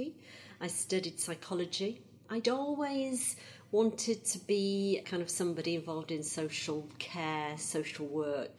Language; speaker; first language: English; native; English